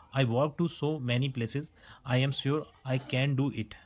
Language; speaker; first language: Hindi; native; Hindi